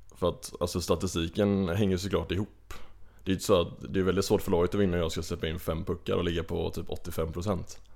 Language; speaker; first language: Swedish; native; Swedish